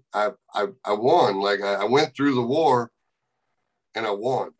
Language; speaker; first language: English; native; English